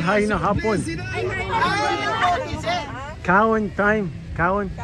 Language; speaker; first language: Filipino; non-native, learner; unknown